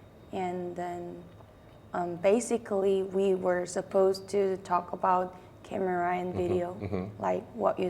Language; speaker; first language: English; non-native, fluent; Korean